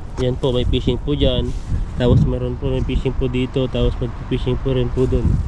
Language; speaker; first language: Filipino; native; Filipino